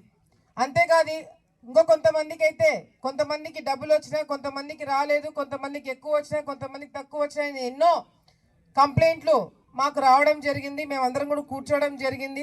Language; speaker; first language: Telugu; native; Telugu